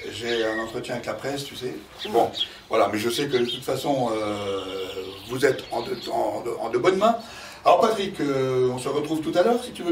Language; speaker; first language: French; native; French